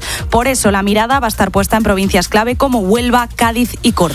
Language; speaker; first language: Spanish; native; Spanish